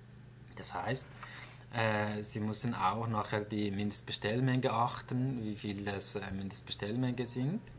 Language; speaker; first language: German; non-native, fluent; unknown